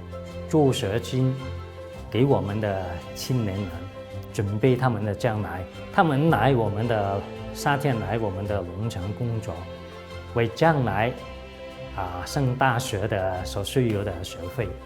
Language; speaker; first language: Chinese; non-native, local second language; Cantonese